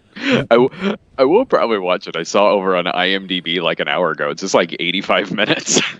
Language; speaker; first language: English; native; English